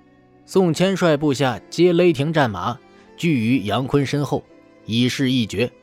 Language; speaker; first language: Chinese; native; Chinese